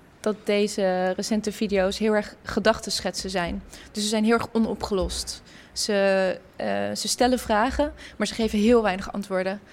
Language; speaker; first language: Dutch; native; Dutch